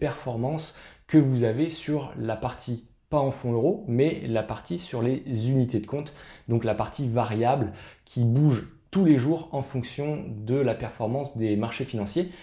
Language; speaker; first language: French; native; French